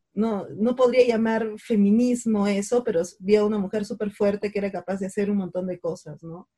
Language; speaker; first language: Spanish; native; Spanish